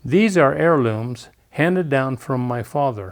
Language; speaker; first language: English; native; English